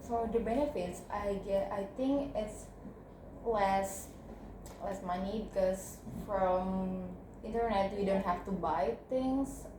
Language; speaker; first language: English; non-native, learner; Indonesian